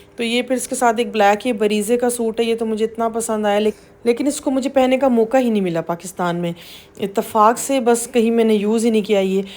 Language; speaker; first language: Urdu; native; Urdu